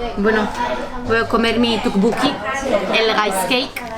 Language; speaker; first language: Spanish; non-native, fluent; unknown